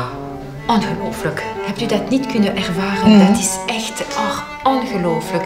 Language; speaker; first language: Dutch; non-native, local second language; French